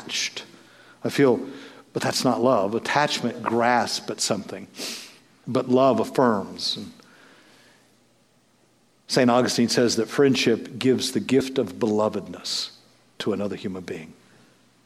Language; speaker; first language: English; native; English